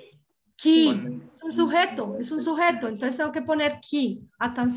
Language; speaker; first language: Spanish; native; Spanish